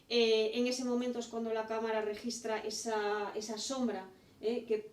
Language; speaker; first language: Spanish; native; Spanish